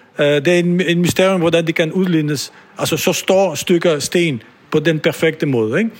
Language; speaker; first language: Danish; non-native, fluent; French